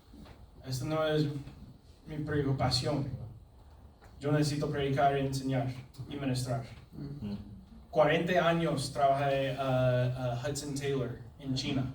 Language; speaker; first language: Spanish; non-native, learner; English